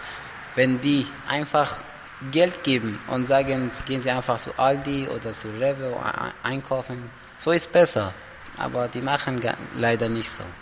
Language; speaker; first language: German; non-native, learner; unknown